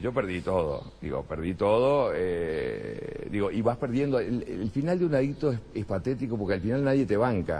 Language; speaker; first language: Spanish; native; Spanish